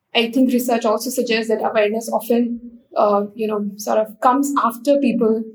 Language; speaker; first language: English; non-native, local second language; Hindi